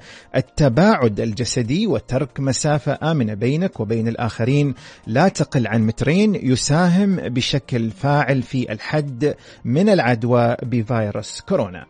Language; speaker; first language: Arabic; native; Arabic